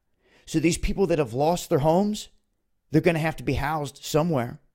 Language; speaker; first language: English; native; English